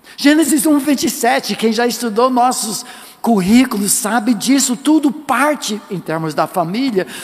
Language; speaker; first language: Portuguese; non-native, fluent; English